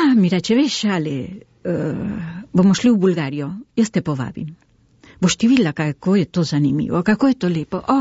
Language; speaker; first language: Slovenian; early bilingual, heritage; Slovenian